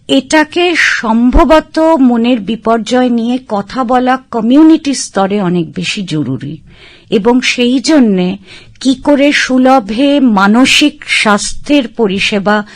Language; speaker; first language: Bangla; native; Bangla